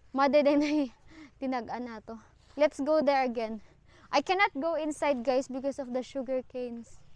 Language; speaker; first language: English; non-native, local second language; Cebuano